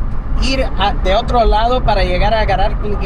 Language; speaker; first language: Spanish; early bilingual, heritage; English